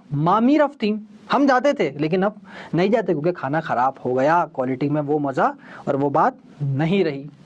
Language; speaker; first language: Urdu; native; Urdu